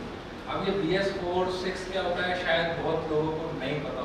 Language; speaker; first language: Hindi; native; Hindi